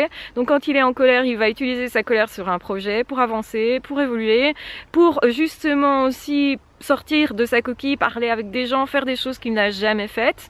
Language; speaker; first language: French; native; French